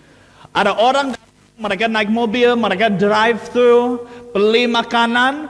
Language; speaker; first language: Indonesian; non-native, fluent; English